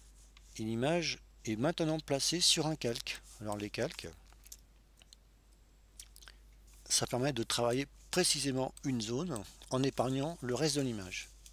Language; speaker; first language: French; native; French